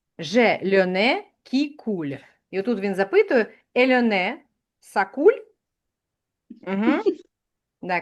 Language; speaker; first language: French; non-native, fluent; Ukrainian